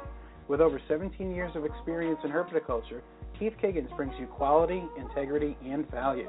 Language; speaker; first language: English; native; English